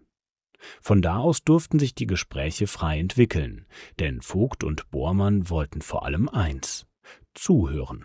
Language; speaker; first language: German; native; German